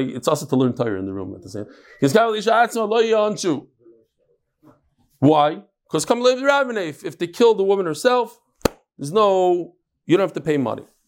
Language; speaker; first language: English; native; English